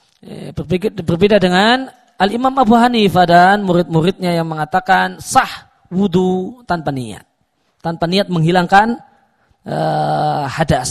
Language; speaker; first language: Indonesian; native; Indonesian